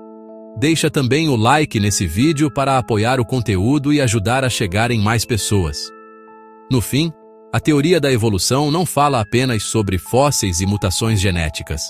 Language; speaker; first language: Portuguese; native; Portuguese